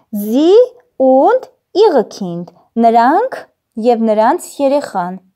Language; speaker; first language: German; non-native, fluent; Armenian